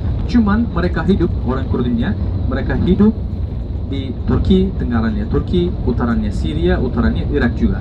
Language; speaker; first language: Indonesian; non-native, fluent; Turkish